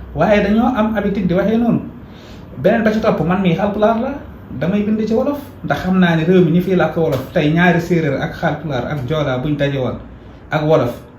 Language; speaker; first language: Wolof; non-native, local second language; Fula